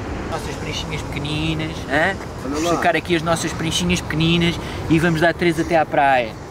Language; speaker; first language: Portuguese; early bilingual, heritage; Portuguese